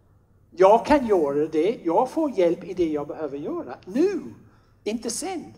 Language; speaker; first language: Swedish; non-native, fluent; English